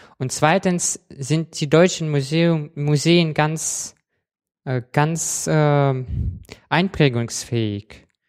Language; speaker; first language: German; non-native, fluent; Russian